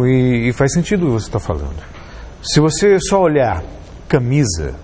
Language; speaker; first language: Portuguese; native; Portuguese